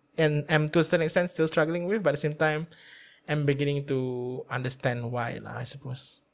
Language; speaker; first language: English; non-native, local second language; Malay